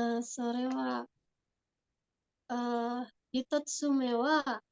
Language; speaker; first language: Japanese; non-native, learner; Indonesian